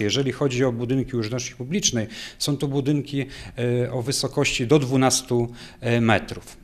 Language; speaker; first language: Polish; native; Polish